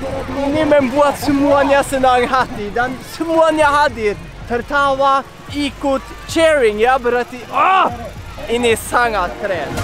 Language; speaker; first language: Indonesian; non-native, fluent; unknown